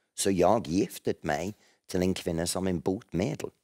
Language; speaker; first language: Swedish; non-native, fluent; English